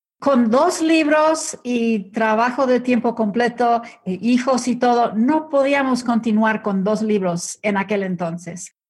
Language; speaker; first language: Spanish; early bilingual, other home language; English